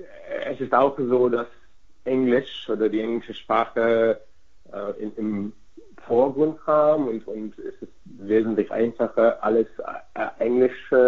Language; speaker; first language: German; non-native, fluent; Hungarian